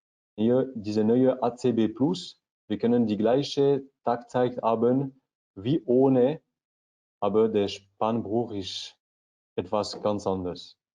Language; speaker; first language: German; non-native, learner; French